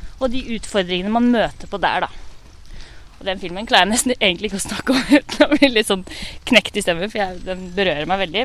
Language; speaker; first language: Norwegian; native; Norwegian